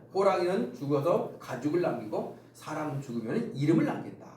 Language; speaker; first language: Korean; native; Korean